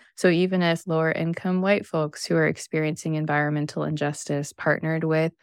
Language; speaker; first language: English; native; English